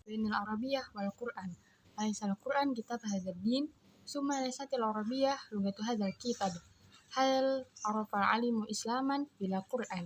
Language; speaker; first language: Arabic; non-native, learner; Indonesian